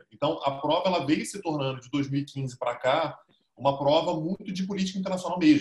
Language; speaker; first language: Portuguese; native; Portuguese